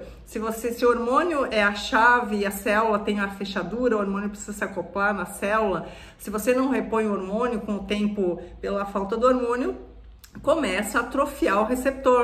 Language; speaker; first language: Portuguese; native; Portuguese